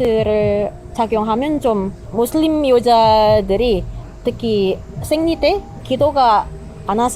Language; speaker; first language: Korean; non-native, learner; Indonesian